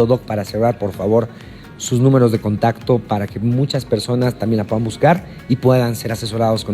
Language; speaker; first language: Spanish; native; Spanish